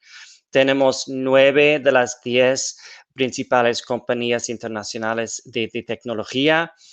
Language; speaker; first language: Spanish; non-native, fluent; English